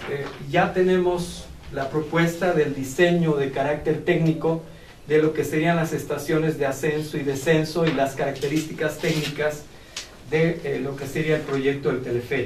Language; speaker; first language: Spanish; native; Spanish